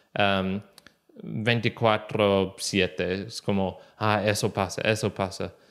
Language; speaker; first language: Spanish; non-native, learner; English